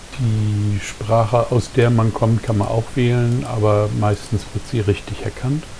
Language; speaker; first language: German; native; German